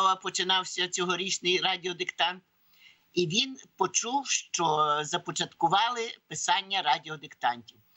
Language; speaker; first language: Ukrainian; native; Ukrainian